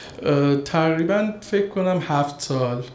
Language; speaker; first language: Persian; native; Persian